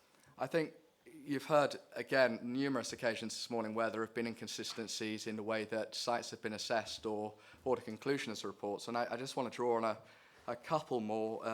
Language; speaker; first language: English; native; English